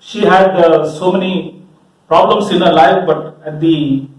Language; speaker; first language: English; non-native, local second language; Malayalam